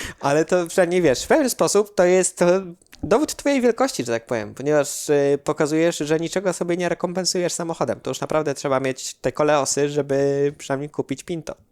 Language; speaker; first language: Polish; native; Polish